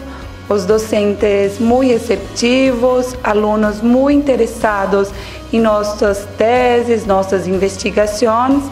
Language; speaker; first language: Spanish; non-native, learner; Portuguese